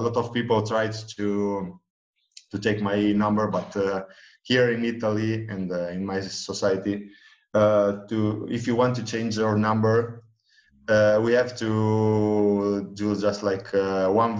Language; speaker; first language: English; non-native, fluent; Italian